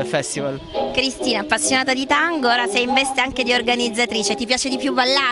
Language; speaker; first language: Italian; native; Italian